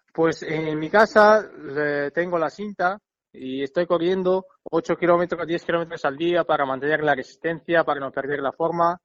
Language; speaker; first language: Spanish; non-native, learner; Kyrgyz